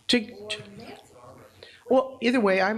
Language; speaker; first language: English; native; English